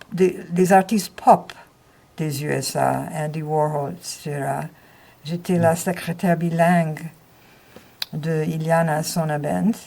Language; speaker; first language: French; non-native, fluent; English